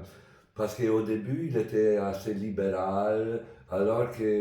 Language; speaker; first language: French; non-native, fluent; Italian